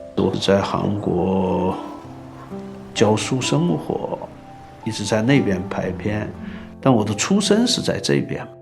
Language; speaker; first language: Chinese; non-native, local second language; Korean